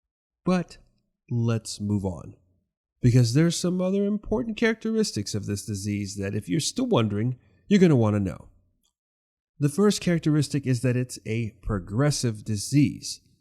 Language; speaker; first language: English; native; English